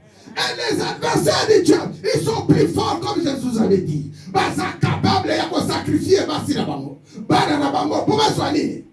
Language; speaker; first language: French; non-native, local second language; Lingala